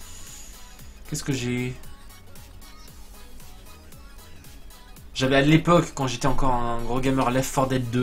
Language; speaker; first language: French; native; French